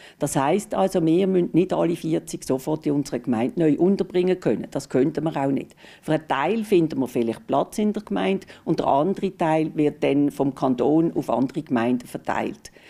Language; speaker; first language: German; native; German